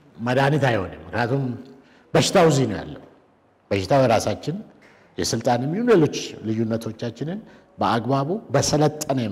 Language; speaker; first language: Amharic; non-native, local second language; Oromo